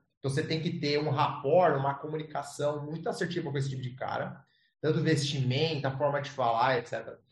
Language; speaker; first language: Portuguese; native; Portuguese